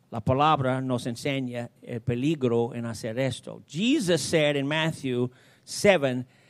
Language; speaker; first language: Spanish; non-native, fluent; English